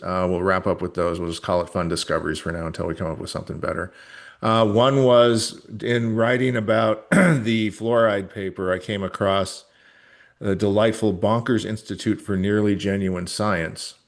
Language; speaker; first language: English; native; English